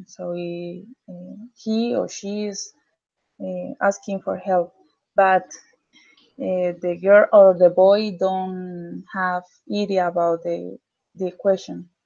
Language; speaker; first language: English; non-native, learner; Spanish